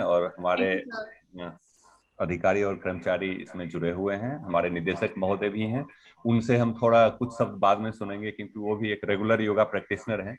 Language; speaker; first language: Hindi; native; Hindi